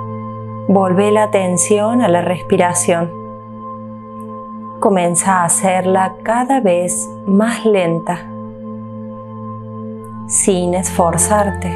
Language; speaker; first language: Spanish; native; Spanish